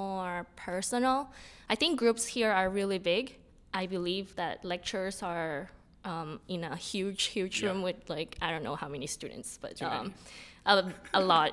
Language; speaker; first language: English; non-native, fluent; Spanish